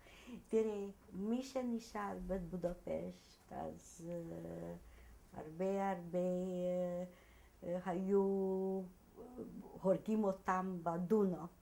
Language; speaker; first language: Hebrew; non-native, fluent; Hungarian